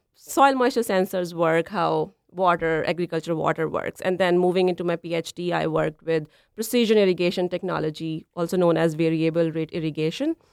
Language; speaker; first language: English; non-native, local second language; Punjabi